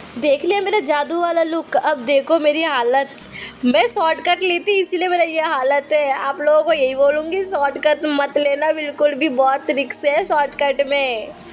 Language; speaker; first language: Hindi; non-native, local second language; Bangla